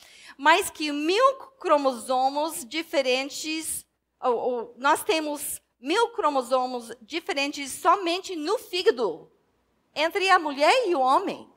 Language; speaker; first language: Portuguese; non-native, fluent; English